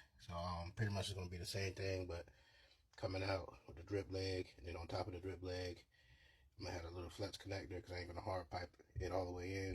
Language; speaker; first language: English; native; English